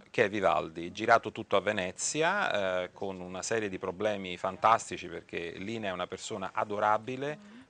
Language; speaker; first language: Italian; native; Italian